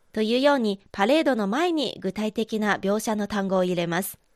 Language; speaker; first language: Japanese; non-native, fluent; Chinese